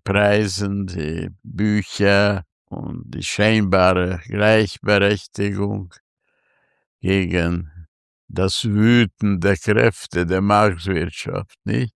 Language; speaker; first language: German; non-native, fluent; Hungarian